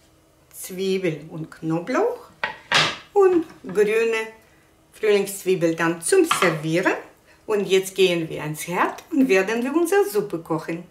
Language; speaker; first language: German; non-native, fluent; Russian